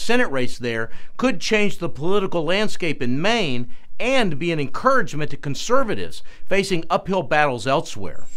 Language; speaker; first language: English; native; English